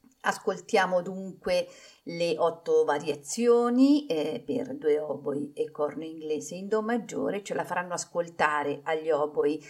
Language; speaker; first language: Italian; native; Italian